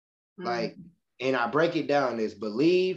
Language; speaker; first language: English; native; English